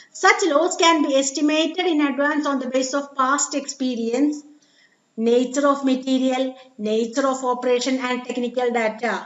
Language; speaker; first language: English; non-native, local second language; Malayalam